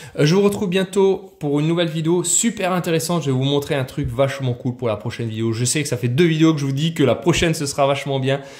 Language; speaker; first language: French; native; French